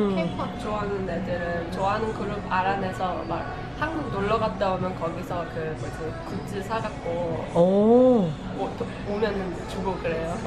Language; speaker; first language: Korean; early bilingual, heritage; Korean